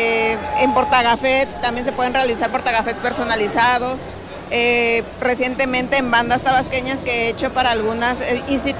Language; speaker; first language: Spanish; native; Spanish